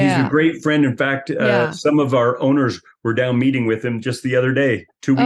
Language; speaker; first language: English; native; English